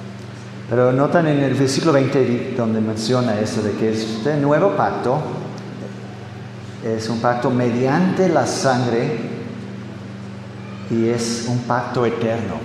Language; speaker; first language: Spanish; non-native, fluent; English